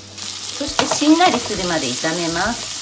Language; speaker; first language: Japanese; native; Japanese